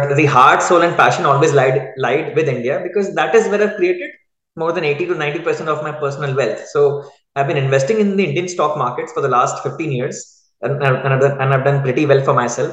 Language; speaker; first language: English; non-native, local second language; Hindi